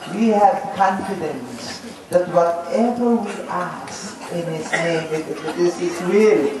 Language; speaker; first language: English; non-native, local second language; Filipino